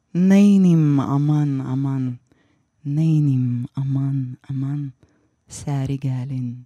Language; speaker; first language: Hebrew; non-native, fluent; Azerbaijani